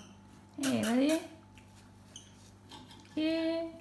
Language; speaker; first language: Dutch; non-native, learner; Filipino